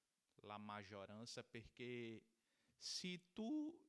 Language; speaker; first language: Italian; non-native, learner; Portuguese